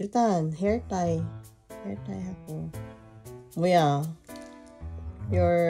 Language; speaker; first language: Korean; non-native, learner; Filipino